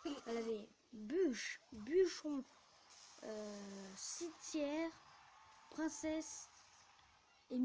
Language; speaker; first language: French; native; French